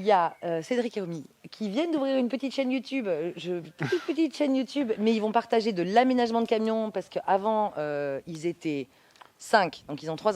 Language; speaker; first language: French; native; French